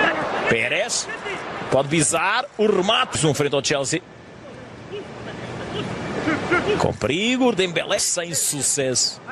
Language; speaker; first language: Portuguese; native; Portuguese